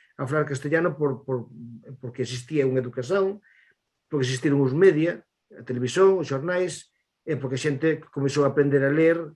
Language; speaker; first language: Galician; native; Galician